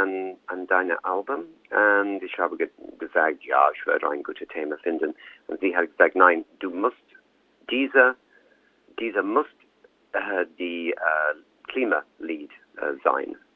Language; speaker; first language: German; non-native, learner; English